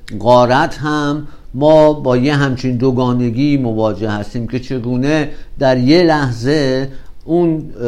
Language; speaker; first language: Persian; native; Persian